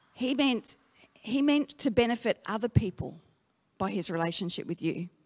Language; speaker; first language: English; native; English